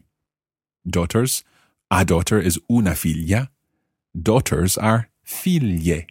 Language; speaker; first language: Italian; non-native, fluent; English